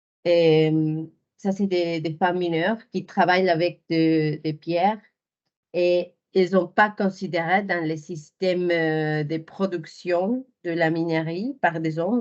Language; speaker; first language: French; non-native, fluent; Spanish